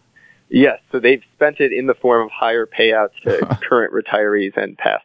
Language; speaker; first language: English; native; English